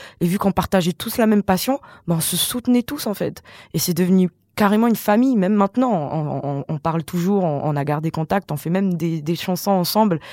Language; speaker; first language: French; non-native, local second language; Malagasy